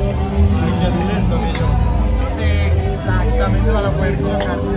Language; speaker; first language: Spanish; non-native, learner; Russian